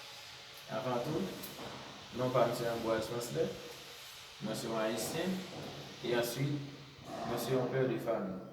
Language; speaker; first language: French; non-native, learner; Haitian Creole